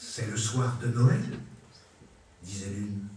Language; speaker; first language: French; native; French